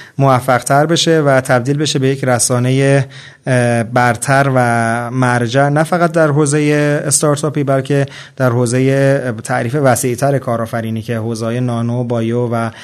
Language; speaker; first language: Persian; native; Persian